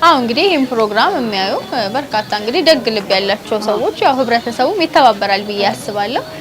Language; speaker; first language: Amharic; native; Amharic